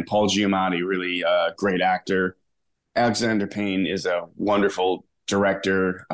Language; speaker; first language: English; native; English